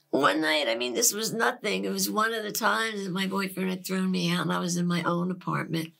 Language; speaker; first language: English; native; English